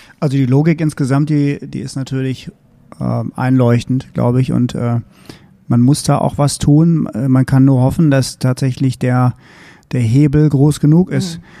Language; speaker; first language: German; native; German